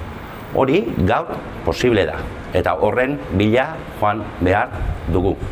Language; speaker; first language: Basque; native; Basque